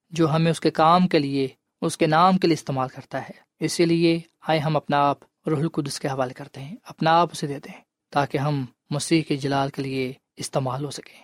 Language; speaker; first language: Urdu; non-native, local second language; Punjabi